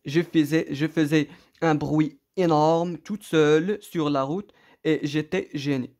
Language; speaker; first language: French; non-native, local second language; Arabic